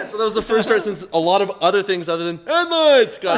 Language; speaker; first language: English; native; English